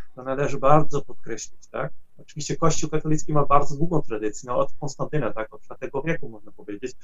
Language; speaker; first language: Polish; non-native, fluent; Dutch